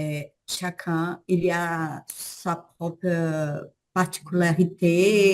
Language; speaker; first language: French; non-native, learner; Portuguese